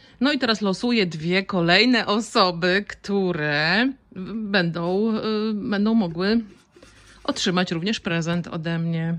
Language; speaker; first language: Polish; native; Polish